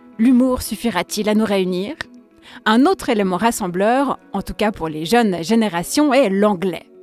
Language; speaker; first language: French; native; French